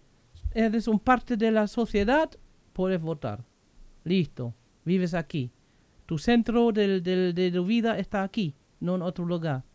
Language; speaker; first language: Spanish; non-native, fluent; German